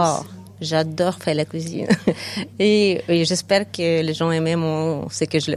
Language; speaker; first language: French; non-native, fluent; Ukrainian